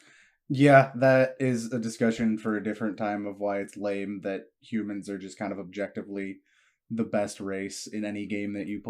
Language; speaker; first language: English; native; English